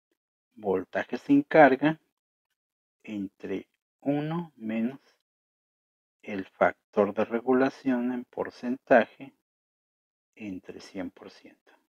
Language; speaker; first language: Spanish; native; Spanish